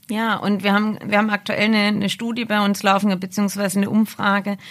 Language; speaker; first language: German; native; German